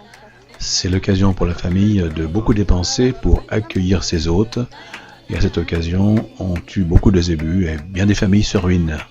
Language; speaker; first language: French; native; French